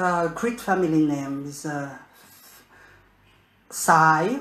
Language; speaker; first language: English; non-native, learner; French